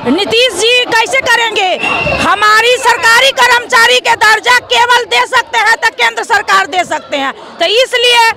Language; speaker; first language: Hindi; native; Hindi